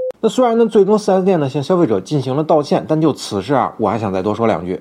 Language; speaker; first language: Chinese; native; Chinese